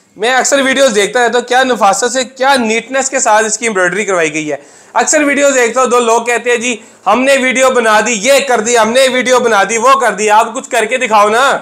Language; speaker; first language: Urdu; non-native, local second language; Punjabi